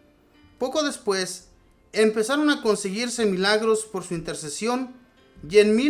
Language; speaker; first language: Spanish; native; Spanish